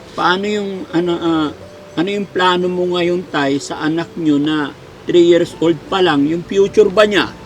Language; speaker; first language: Filipino; native; Filipino